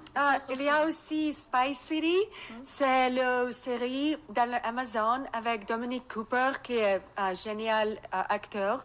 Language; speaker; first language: French; non-native, learner; Russian